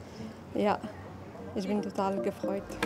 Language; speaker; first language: German; non-native, learner; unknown